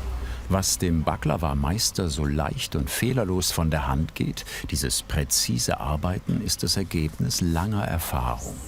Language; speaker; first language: German; native; German